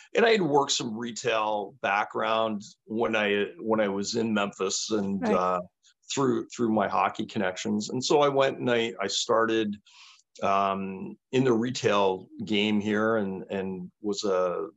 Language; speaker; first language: English; native; English